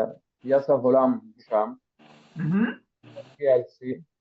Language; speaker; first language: Slovak; non-native, learner; Arabic